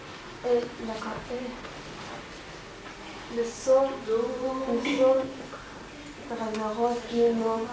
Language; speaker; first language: French; non-native, learner; Yakut